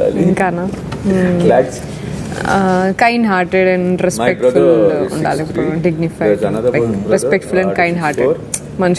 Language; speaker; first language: Telugu; native; Telugu